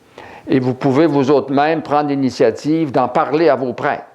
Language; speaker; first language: French; native; French